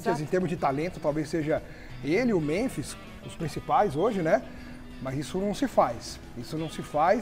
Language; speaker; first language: Portuguese; native; Portuguese